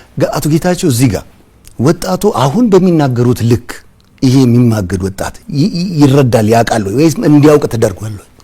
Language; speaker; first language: Amharic; native; Amharic